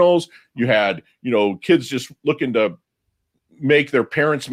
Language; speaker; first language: English; native; English